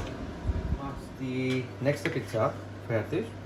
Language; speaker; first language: German; non-native, learner; Urdu